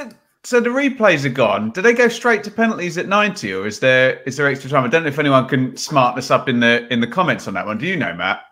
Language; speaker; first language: English; native; English